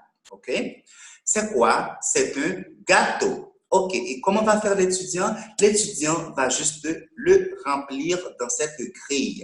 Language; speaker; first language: French; non-native, local second language; Haitian Creole